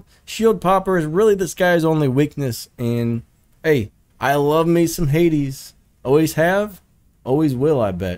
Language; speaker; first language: English; native; English